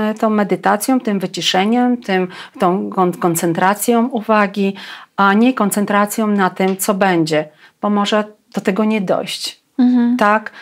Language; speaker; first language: Polish; non-native, fluent; Russian